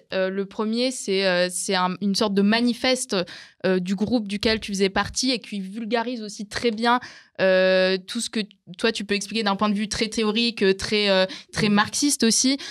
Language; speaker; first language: French; native; French